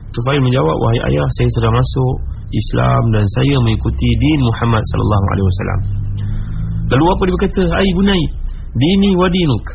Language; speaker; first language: Malay; native; Malay